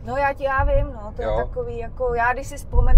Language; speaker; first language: Czech; native; Czech